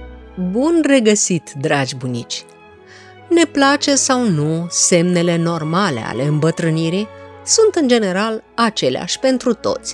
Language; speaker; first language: Romanian; native; Romanian